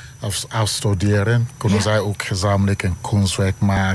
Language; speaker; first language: Dutch; non-native, learner; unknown